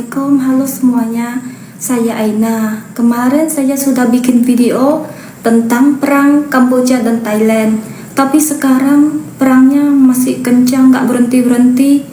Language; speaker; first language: Indonesian; non-native, fluent; Khmer